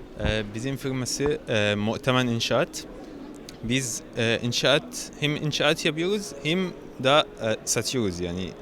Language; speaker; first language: Turkish; non-native, learner; Arabic